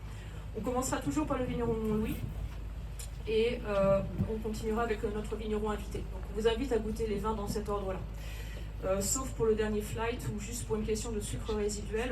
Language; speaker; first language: French; native; French